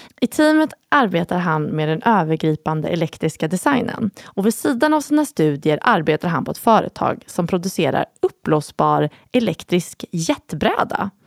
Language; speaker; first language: Swedish; native; Swedish